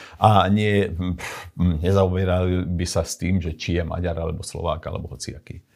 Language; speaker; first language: Slovak; non-native, local second language; Hungarian